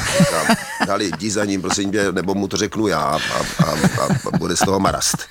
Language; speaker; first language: Czech; native; Czech